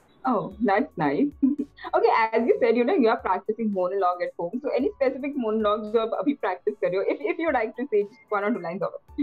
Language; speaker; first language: English; non-native, local second language; Hindi